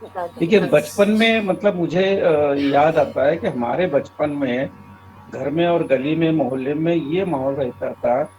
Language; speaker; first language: Hindi; native; Hindi